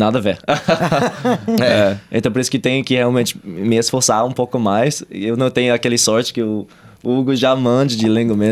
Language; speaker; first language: Portuguese; non-native, fluent; English